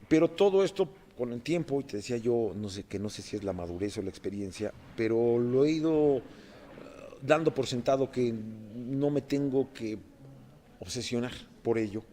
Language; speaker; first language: Spanish; native; Spanish